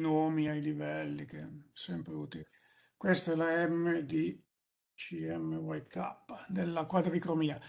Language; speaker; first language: Italian; native; Italian